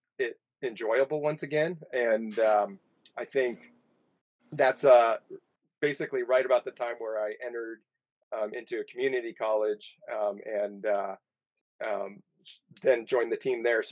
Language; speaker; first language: English; native; English